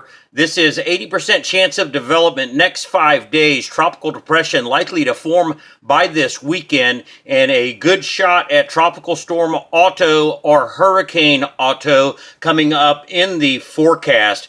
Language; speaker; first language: English; native; English